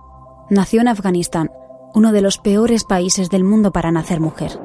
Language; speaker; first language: Spanish; native; Spanish